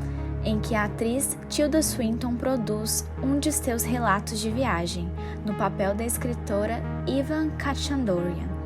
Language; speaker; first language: Portuguese; native; Portuguese